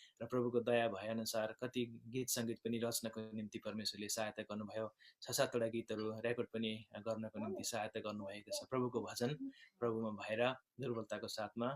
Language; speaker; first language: Nepali; native; Nepali